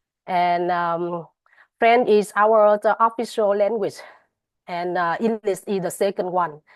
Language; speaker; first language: English; non-native, fluent; Vietnamese